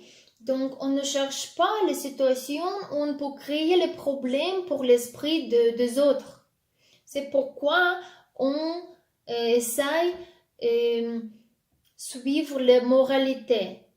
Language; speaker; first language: French; non-native, fluent; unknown